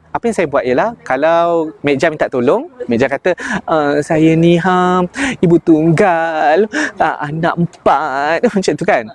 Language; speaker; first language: Malay; native; Malay